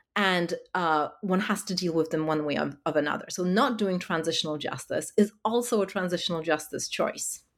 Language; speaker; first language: English; early bilingual, other home language; Polish